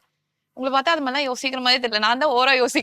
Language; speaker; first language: Tamil; native; Tamil